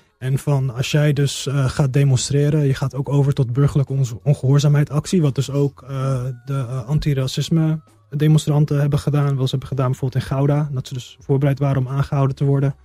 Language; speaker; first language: Dutch; early bilingual, heritage; Dutch